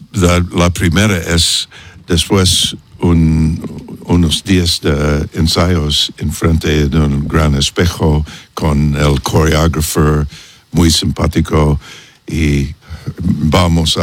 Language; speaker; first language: Spanish; non-native, learner; English